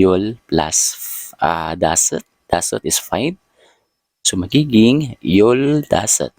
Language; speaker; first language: Filipino; native; Filipino